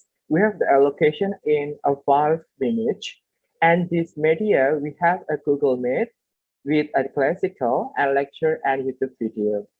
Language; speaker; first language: English; non-native, learner; Indonesian